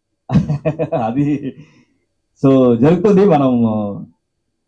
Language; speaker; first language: Telugu; non-native, learner; Kannada